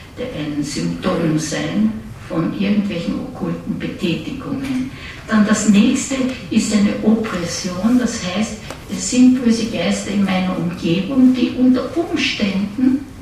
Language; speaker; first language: German; native; German